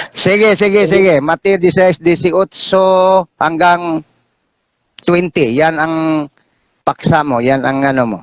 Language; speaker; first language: Filipino; non-native, local second language; Cebuano